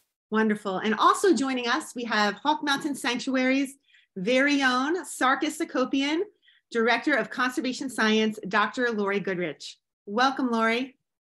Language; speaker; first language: English; native; English